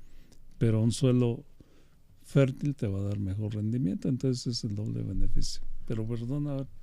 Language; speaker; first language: Spanish; native; Spanish